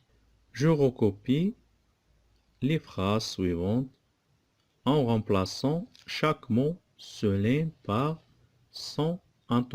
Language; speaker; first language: French; non-native, local second language; Arabic